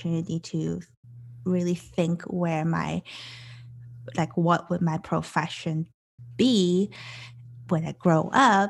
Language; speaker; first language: English; non-native, local second language; Cantonese